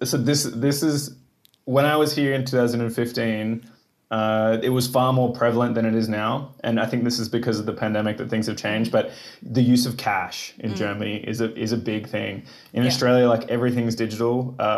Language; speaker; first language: English; native; English